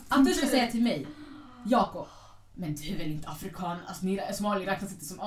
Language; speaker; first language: Swedish; early bilingual, other home language; Somali